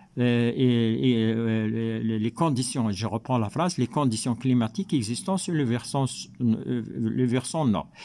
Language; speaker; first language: French; non-native, local second language; Arabic